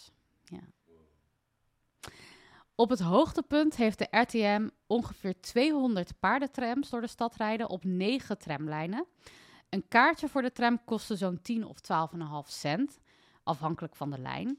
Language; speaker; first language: Dutch; native; Dutch